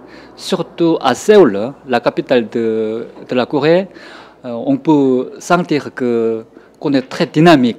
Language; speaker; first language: French; non-native, fluent; Korean